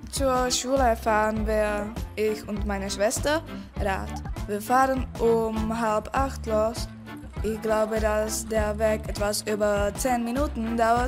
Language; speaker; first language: German; non-native, learner; Czech